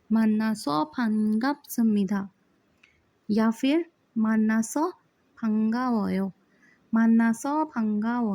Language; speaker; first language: Korean; non-native, learner; Hindi